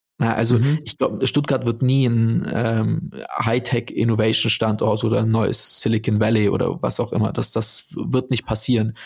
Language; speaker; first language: German; native; German